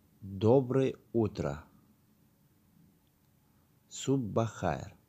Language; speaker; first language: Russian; non-native, learner; Tajik